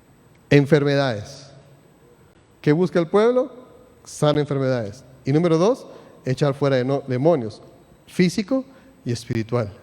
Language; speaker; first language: Spanish; native; Spanish